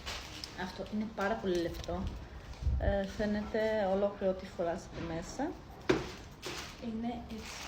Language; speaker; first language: Greek; non-native, fluent; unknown